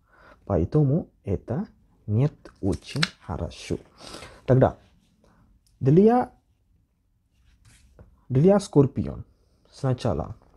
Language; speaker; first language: Russian; non-native, learner; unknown